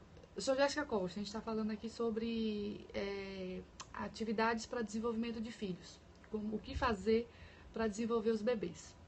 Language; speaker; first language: Portuguese; native; Portuguese